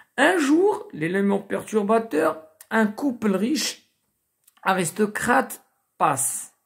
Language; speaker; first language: French; non-native, local second language; Arabic